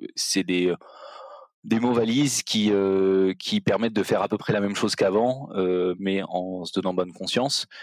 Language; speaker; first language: French; native; French